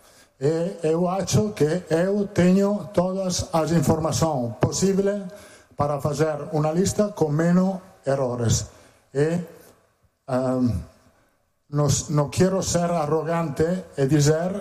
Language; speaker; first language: Portuguese; non-native, fluent; Italian